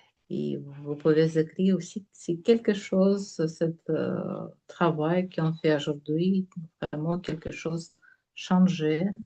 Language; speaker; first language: French; non-native, learner; Russian